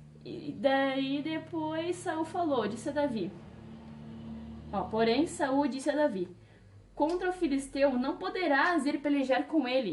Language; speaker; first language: Portuguese; native; Portuguese